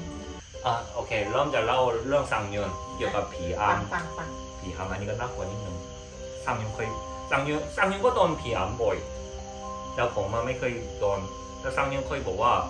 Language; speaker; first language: Thai; non-native, fluent; Korean